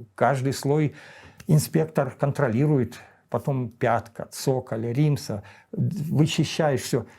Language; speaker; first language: Russian; native; Russian